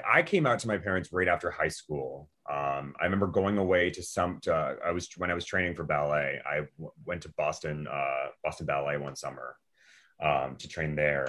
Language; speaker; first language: English; native; English